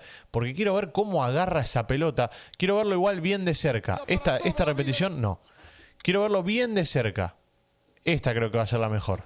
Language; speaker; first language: Spanish; native; Spanish